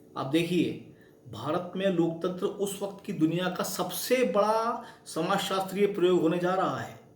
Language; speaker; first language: Hindi; native; Hindi